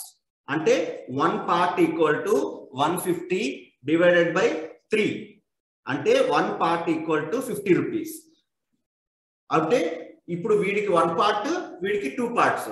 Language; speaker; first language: Telugu; native; Telugu